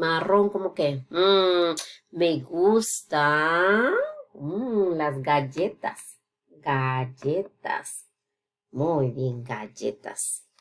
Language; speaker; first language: Spanish; non-native, fluent; English